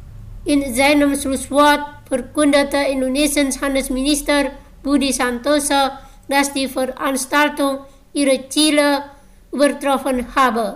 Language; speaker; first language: German; non-native, fluent; Indonesian